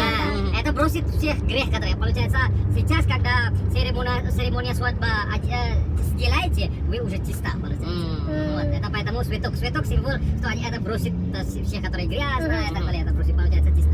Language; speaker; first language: Russian; non-native, learner; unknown